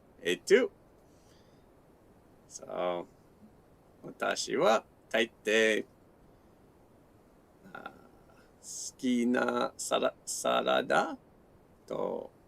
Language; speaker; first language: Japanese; non-native, learner; English